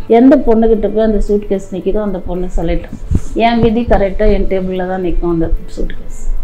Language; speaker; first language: Tamil; native; Tamil